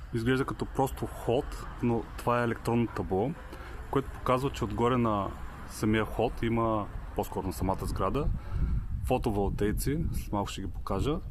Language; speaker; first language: Bulgarian; native; Bulgarian